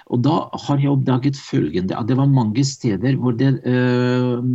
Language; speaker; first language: Norwegian; non-native, fluent; Russian